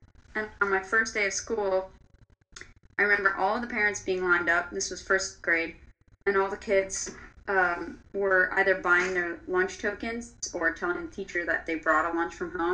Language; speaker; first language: English; early bilingual, other home language; Polish